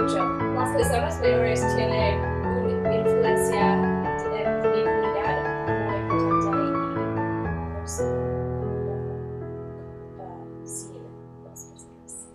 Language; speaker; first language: Spanish; non-native, learner; English